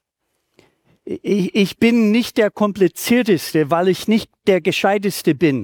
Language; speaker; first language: German; non-native, fluent; English